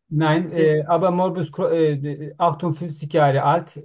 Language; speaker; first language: German; non-native, learner; Turkish